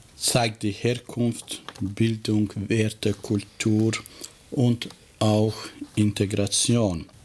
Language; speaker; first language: German; non-native, fluent; Albanian